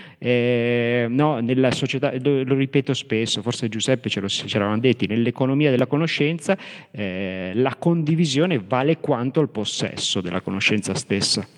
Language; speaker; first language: Italian; native; Italian